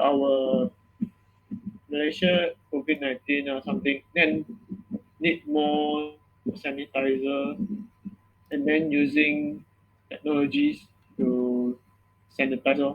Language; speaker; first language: English; non-native, local second language; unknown